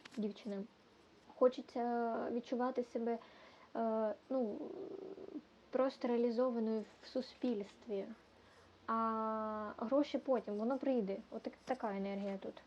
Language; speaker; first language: Ukrainian; non-native, local second language; Russian